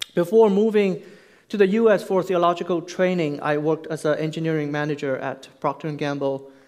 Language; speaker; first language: English; non-native, fluent; Chinese